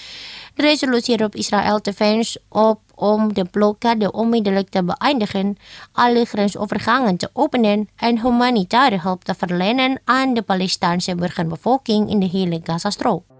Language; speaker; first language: Dutch; non-native, fluent; Indonesian